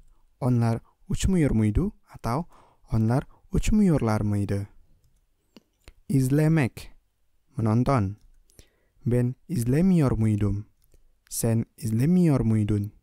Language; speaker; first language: Turkish; non-native, fluent; Indonesian